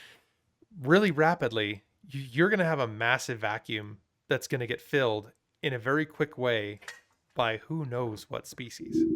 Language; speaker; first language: English; native; English